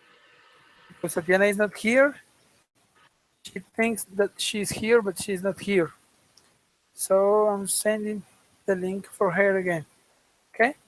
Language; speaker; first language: English; non-native, fluent; Spanish